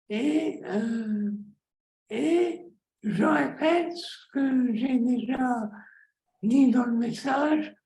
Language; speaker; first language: French; non-native, fluent; Greek